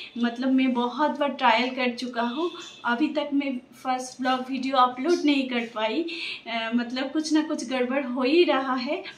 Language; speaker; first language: Hindi; non-native, local second language; Bangla